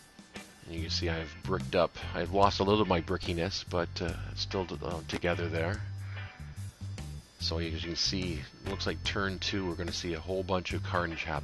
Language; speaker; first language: English; native; English